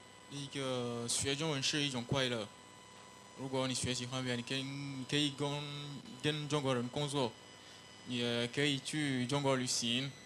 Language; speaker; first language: Chinese; non-native, learner; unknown